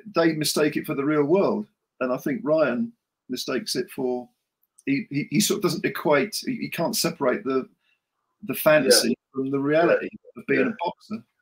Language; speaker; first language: English; native; English